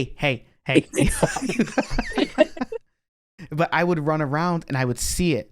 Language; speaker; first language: English; native; English